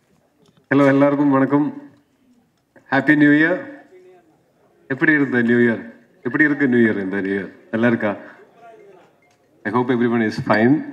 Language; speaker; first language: Tamil; non-native, learner; Malayalam